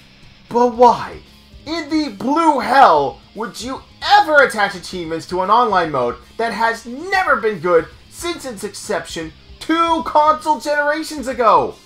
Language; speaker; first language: English; native; English